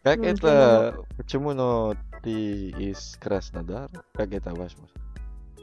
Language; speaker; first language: Russian; non-native, learner; Indonesian